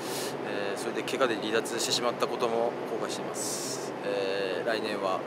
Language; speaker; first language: Japanese; native; Japanese